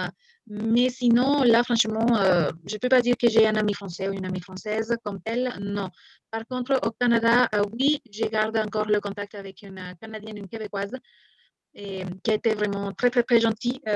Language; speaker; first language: French; non-native, fluent; Spanish